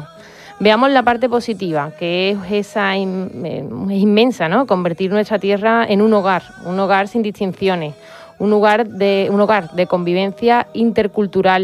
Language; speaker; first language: Spanish; native; Spanish